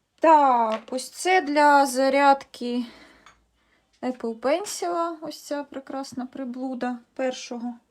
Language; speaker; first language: Ukrainian; native; Ukrainian